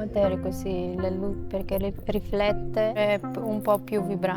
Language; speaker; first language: Italian; non-native, fluent; Macedonian